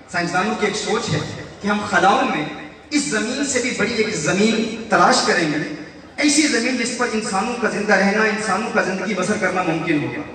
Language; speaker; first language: Urdu; early bilingual, heritage; Urdu